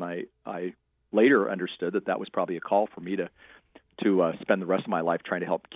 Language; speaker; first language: English; native; English